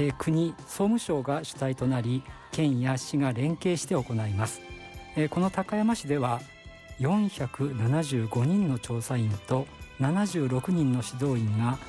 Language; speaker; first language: Japanese; native; Japanese